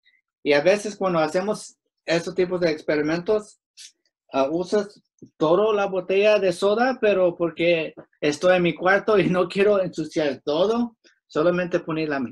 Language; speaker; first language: Spanish; early bilingual, heritage; Spanish